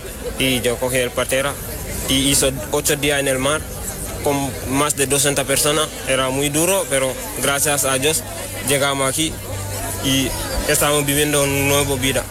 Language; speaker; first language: Spanish; non-native, learner; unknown